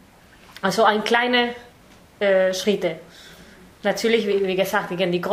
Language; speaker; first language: German; non-native, fluent; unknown